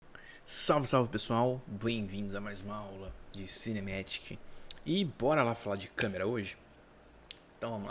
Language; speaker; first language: Portuguese; native; Portuguese